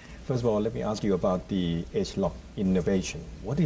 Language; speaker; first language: English; non-native, fluent; Thai